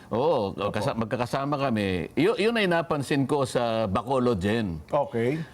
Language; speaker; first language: Filipino; native; Filipino